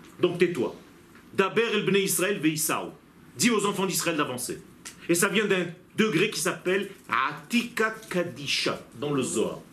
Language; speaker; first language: French; non-native, fluent; Hebrew